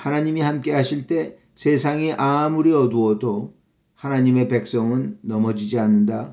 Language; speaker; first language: Korean; native; Korean